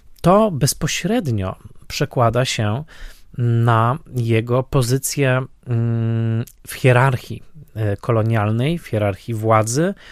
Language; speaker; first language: Polish; native; Polish